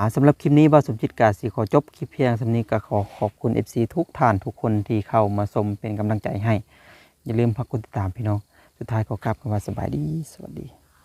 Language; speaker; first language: Thai; native; Thai